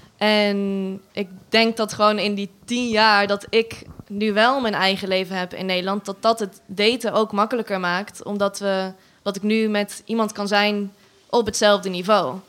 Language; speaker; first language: Dutch; non-native, fluent; Arabic